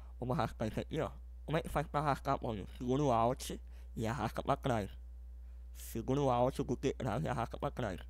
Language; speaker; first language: Portuguese; native; Portuguese